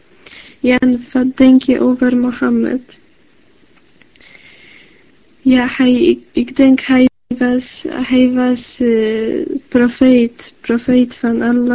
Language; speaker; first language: Dutch; non-native, learner; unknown